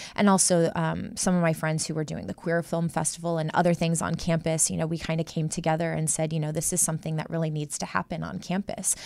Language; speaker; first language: English; native; English